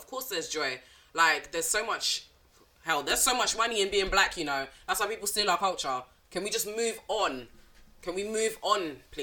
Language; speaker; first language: English; non-native, local second language; French